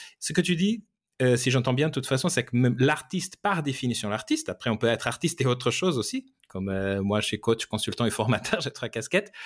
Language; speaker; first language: French; non-native, fluent; Portuguese